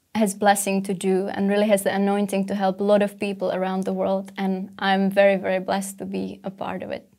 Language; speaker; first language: English; non-native, fluent; Czech